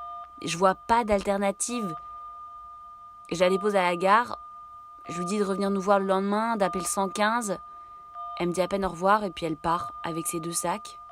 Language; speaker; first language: French; native; French